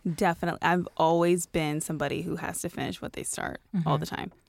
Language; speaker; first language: English; native; English